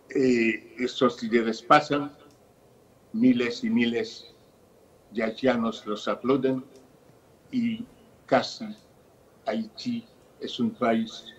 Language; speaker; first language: Spanish; non-native, fluent; Haitian Creole